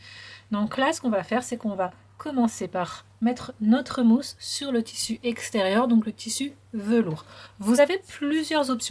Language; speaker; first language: French; native; French